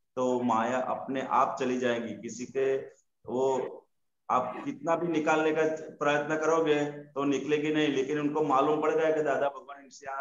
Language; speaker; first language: Hindi; non-native, local second language; Gujarati